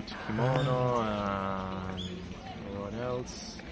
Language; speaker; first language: English; non-native, learner; Italian